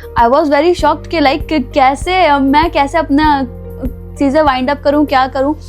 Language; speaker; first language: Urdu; native; Urdu